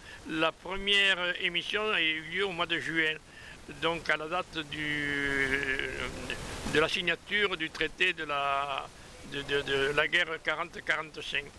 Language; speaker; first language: French; native; French